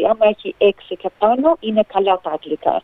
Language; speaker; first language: Greek; early bilingual, heritage; Greek